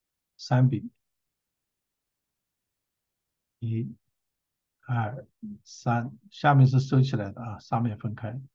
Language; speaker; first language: Chinese; native; Chinese